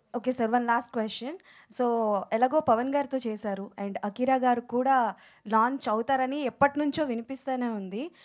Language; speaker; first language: Telugu; native; Telugu